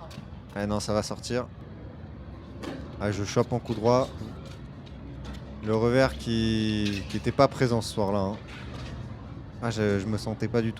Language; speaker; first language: French; native; French